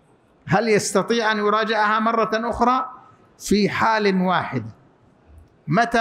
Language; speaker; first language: Arabic; native; Arabic